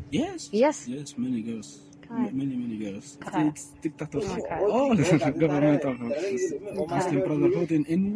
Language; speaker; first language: English; non-native, learner; Arabic